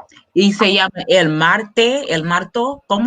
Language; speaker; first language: Spanish; non-native, learner; English